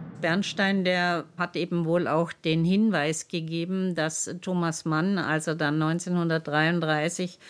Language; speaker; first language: German; native; German